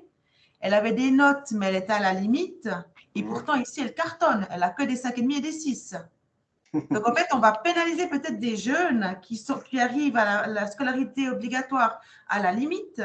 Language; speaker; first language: French; native; French